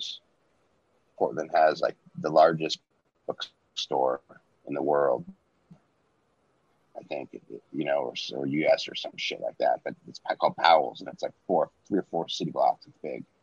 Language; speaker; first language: English; native; English